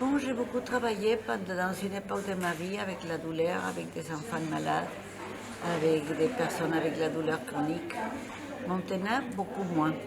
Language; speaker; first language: French; non-native, fluent; Spanish